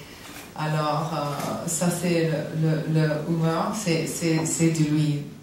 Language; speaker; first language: French; non-native, learner; English